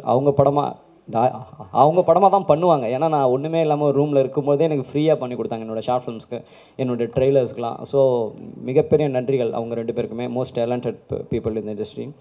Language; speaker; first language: Tamil; native; Tamil